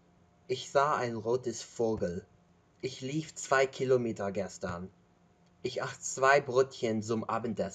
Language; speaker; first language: German; non-native, learner; English